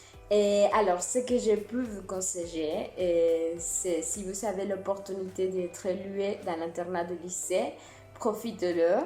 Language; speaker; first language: French; non-native, fluent; Spanish